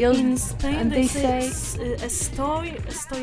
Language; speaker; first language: English; non-native, learner; Polish